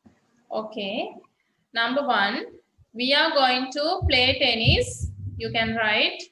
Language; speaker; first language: English; non-native, fluent; Sinhala